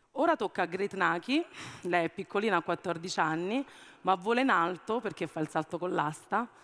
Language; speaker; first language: Italian; early bilingual, other home language; Amharic